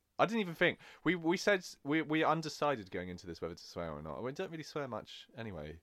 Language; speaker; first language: English; native; English